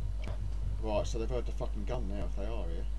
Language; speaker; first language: English; native; English